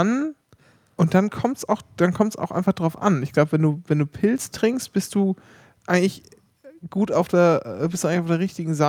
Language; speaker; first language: German; native; German